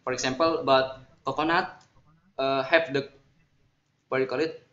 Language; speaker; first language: English; non-native, learner; Indonesian